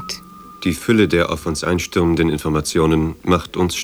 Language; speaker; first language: German; native; German